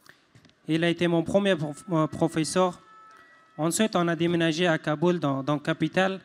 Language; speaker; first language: French; non-native, fluent; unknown